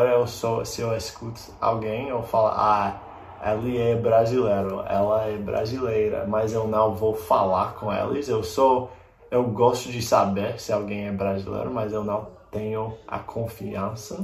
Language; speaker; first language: Portuguese; non-native, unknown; English